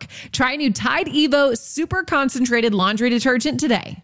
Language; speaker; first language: English; native; English